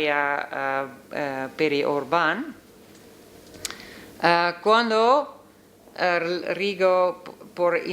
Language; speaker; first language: Spanish; non-native, learner; Dutch